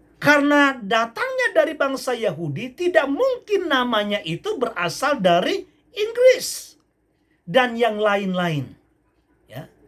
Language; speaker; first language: Indonesian; native; Indonesian